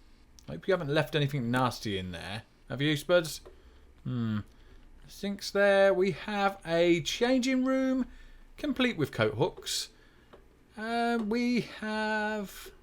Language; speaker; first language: English; native; English